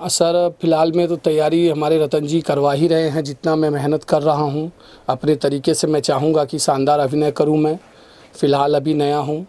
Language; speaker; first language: Hindi; native; Hindi